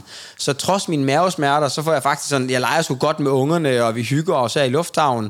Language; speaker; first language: Danish; native; Danish